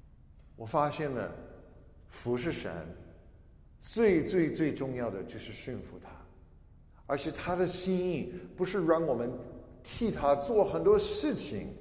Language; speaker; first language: Chinese; non-native, fluent; English